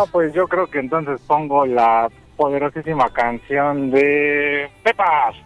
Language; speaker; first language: Spanish; native; Spanish